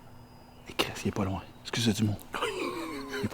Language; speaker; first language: French; native; French